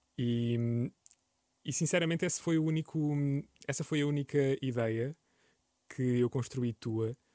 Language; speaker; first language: Portuguese; native; Portuguese